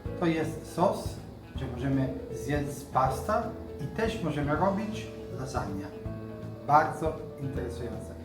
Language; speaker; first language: Polish; non-native, learner; Italian